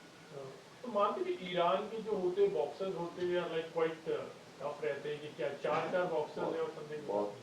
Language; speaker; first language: Hindi; native; Hindi